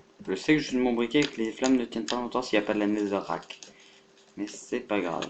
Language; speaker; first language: French; native; French